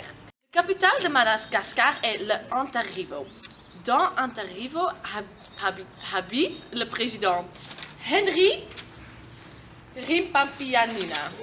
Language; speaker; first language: French; non-native, learner; Dutch